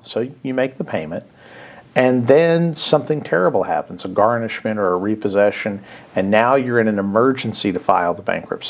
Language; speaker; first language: English; native; English